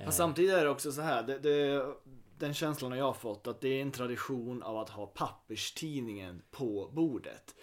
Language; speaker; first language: Swedish; native; Swedish